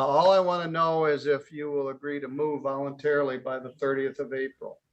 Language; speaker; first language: English; native; English